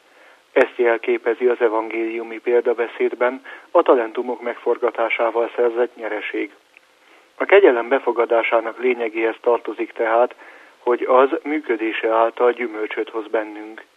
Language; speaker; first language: Hungarian; native; Hungarian